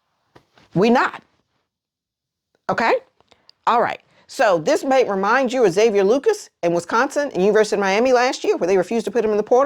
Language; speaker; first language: English; native; English